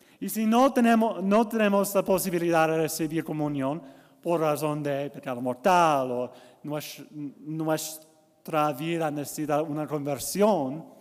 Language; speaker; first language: Spanish; non-native, learner; English